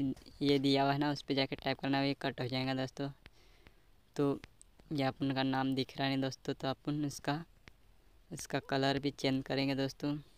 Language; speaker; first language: Hindi; native; Hindi